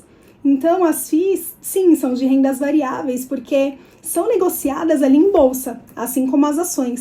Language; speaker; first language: Portuguese; native; Portuguese